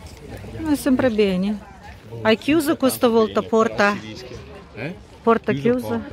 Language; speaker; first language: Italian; non-native, learner; Russian